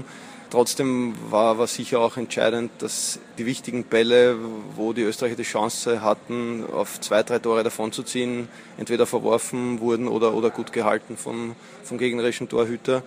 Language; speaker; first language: German; native; German